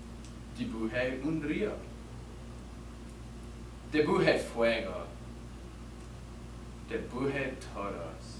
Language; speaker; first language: Spanish; non-native, learner; English